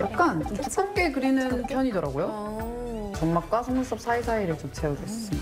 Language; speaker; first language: Korean; native; Korean